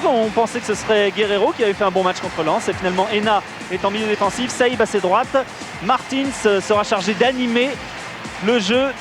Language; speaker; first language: French; native; French